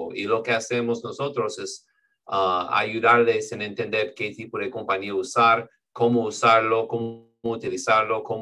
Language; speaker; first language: Spanish; non-native, fluent; English